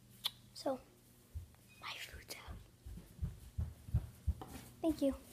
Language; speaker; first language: English; native; English